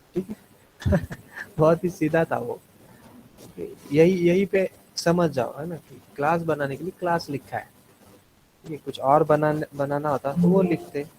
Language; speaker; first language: Hindi; non-native, local second language; Marathi